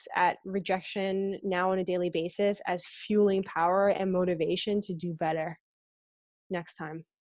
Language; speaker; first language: English; native; English